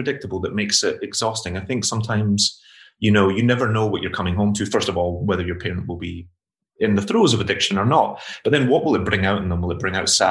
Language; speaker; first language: English; native; English